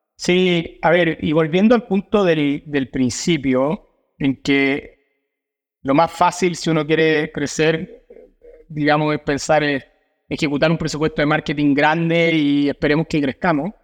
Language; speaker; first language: Spanish; native; Spanish